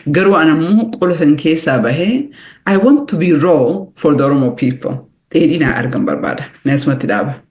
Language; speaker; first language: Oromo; early bilingual, heritage; Oromo